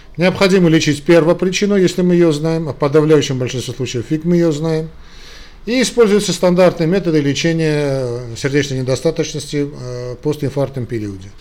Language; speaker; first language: Russian; non-native, local second language; Armenian